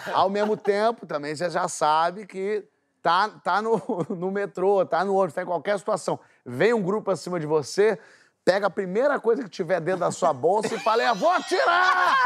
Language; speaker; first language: Portuguese; native; Portuguese